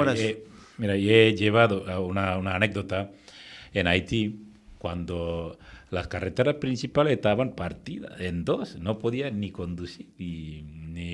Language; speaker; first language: Spanish; non-native, fluent; Tamil